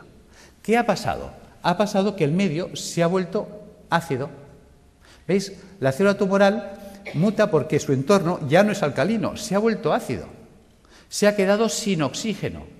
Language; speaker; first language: Spanish; native; Spanish